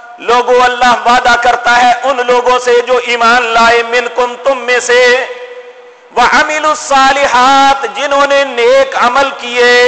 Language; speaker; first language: Urdu; non-native, local second language; Punjabi